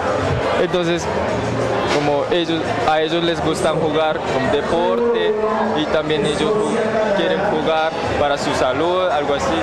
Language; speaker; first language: Spanish; non-native, learner; Japanese